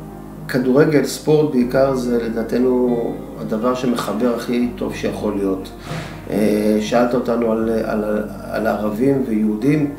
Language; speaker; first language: Hebrew; native; Hebrew